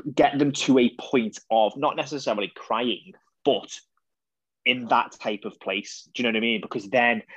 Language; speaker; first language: English; native; English